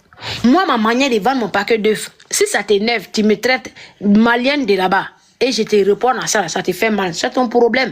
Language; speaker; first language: French; non-native, local second language; Dyula